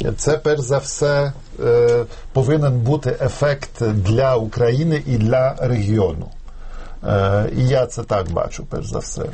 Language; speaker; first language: Ukrainian; non-native, fluent; Polish